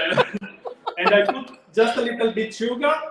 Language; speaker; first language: English; non-native, learner; Italian